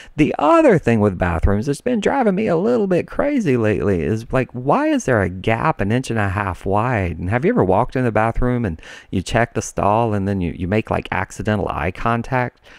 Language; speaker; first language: English; native; English